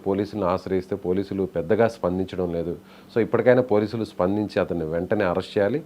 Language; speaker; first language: Telugu; native; Telugu